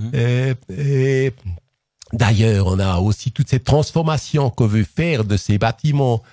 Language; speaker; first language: French; non-native, local second language; Swiss German